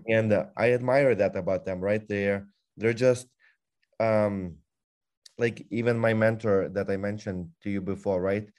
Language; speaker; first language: English; non-native, fluent; Lithuanian